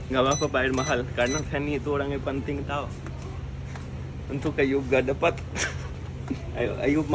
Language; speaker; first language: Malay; non-native, learner; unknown